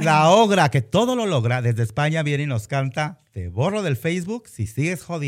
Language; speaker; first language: Spanish; native; Spanish